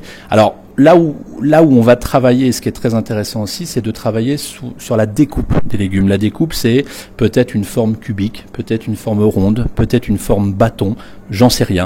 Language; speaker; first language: French; native; French